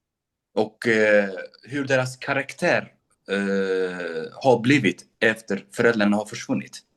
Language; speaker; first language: Swedish; non-native, local second language; Kurdish